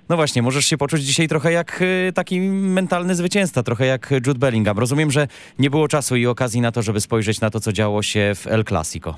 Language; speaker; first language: Polish; native; Polish